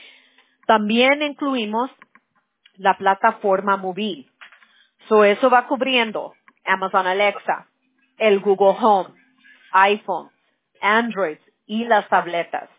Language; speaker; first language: Spanish; early bilingual, heritage; Spanish